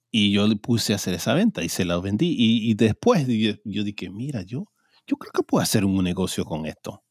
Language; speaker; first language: Spanish; early bilingual, heritage; Spanish